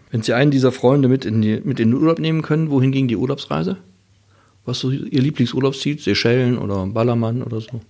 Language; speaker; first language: German; native; German